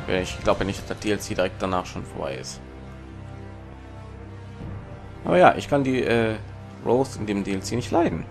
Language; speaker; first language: German; native; German